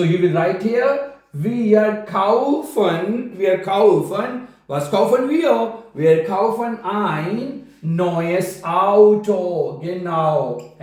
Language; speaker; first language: German; non-native, fluent; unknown